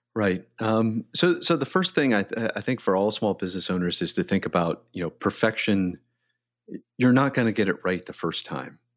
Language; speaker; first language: English; native; English